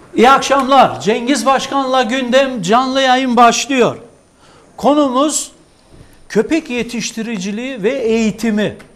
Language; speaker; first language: Turkish; native; Turkish